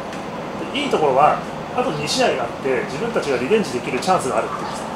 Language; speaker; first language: Japanese; native; Japanese